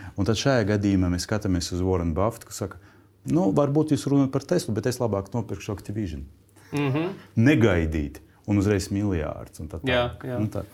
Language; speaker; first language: Latvian; non-native, local second language; Russian